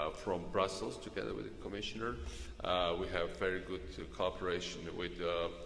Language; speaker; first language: English; non-native, fluent; Georgian